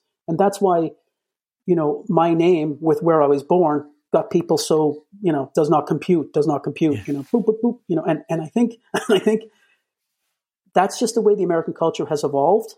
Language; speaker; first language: English; native; English